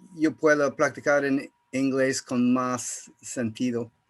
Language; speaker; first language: Spanish; non-native, fluent; English